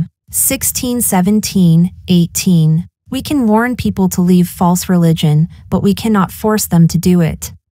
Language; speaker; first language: English; native; English